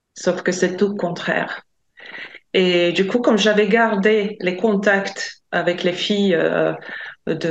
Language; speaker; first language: French; non-native, fluent; Latvian